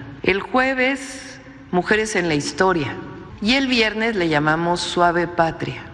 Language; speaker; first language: Spanish; native; Spanish